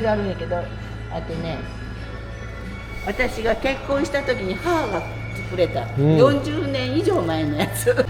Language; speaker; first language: Japanese; native; Japanese